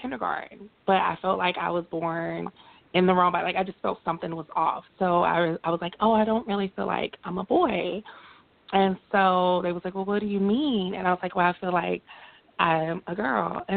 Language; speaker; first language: English; native; English